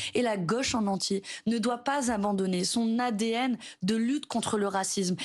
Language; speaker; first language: French; native; French